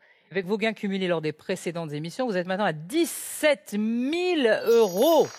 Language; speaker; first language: French; native; French